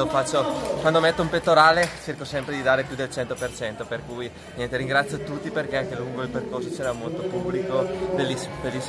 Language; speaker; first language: Italian; native; Italian